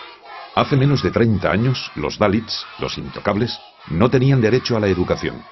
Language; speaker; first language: Spanish; native; Spanish